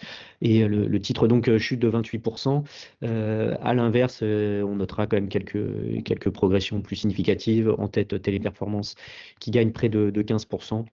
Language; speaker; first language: French; native; French